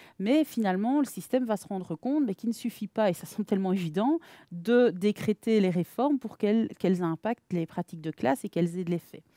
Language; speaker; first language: French; native; French